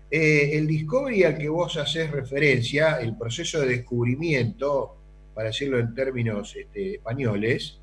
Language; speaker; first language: Spanish; native; Spanish